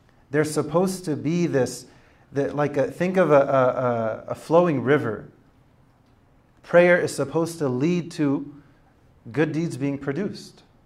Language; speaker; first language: English; native; English